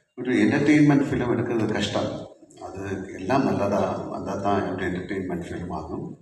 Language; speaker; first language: Tamil; non-native, learner; Malayalam